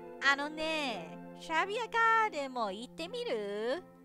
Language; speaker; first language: Japanese; non-native, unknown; English